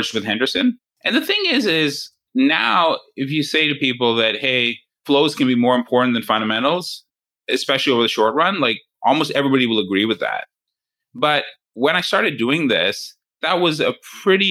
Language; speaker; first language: English; native; English